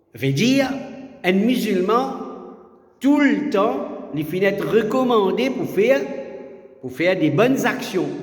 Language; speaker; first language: French; non-native, learner; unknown